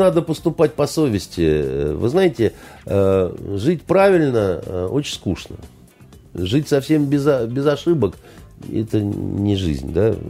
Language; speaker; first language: Russian; native; Russian